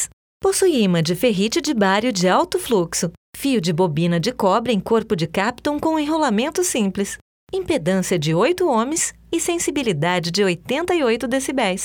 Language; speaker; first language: Portuguese; native; Portuguese